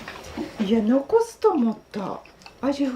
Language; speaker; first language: Japanese; native; Japanese